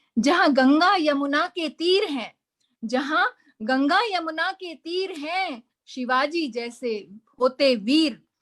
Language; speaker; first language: Hindi; native; Hindi